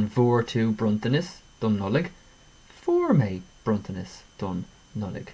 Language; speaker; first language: Irish; non-native, local second language; English